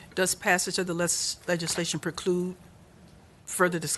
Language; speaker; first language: English; native; English